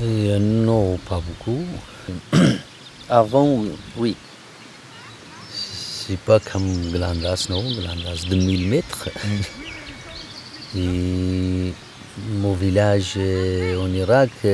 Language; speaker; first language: French; non-native, learner; Kurdish